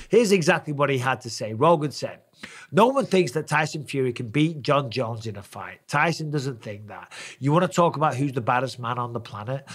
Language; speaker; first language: English; native; English